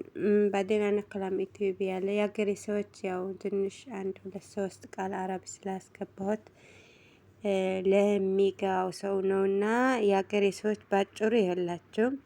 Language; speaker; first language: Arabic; non-native, learner; Amharic